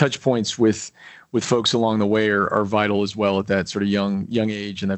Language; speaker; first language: English; native; English